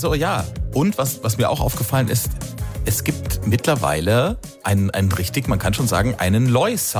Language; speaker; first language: German; native; German